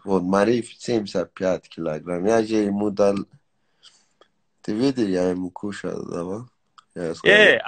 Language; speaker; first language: Russian; non-native, learner; Tajik